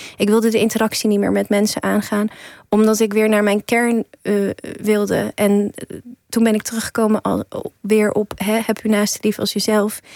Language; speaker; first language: Dutch; early bilingual, other home language; Persian